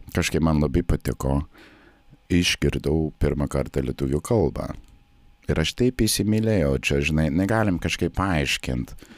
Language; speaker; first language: Lithuanian; non-native, fluent; English